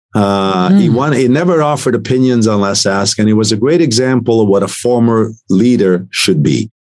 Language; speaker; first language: English; non-native, fluent; Italian